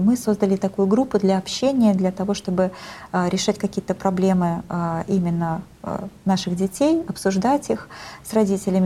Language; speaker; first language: Russian; native; Russian